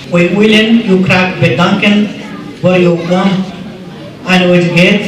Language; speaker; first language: Dutch; non-native, learner; Nepali